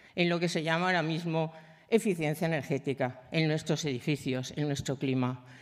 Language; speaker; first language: Spanish; native; Spanish